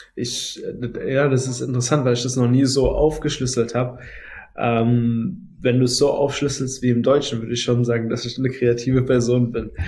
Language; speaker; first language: German; native; German